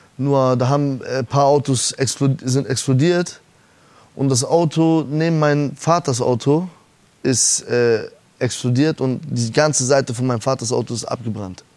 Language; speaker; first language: German; early bilingual, other home language; Persian